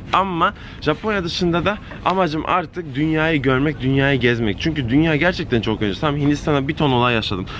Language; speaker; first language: Turkish; early bilingual, heritage; Turkish